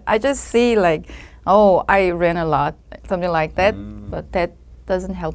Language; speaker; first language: English; non-native, learner; Korean